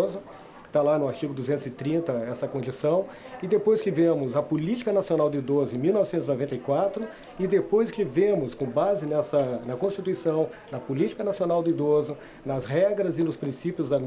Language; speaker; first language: Portuguese; native; Portuguese